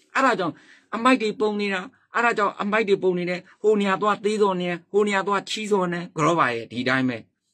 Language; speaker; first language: Burmese; native; Burmese